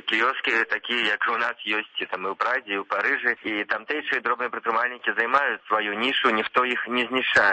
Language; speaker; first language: Belarusian; native; Belarusian